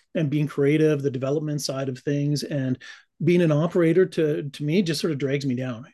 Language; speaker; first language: English; native; English